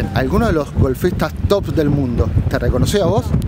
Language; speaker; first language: Spanish; native; Spanish